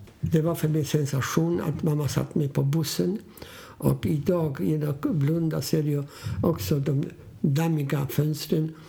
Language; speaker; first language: Swedish; non-native, fluent; Polish